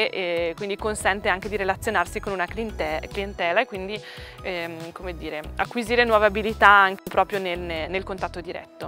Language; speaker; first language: Italian; native; Italian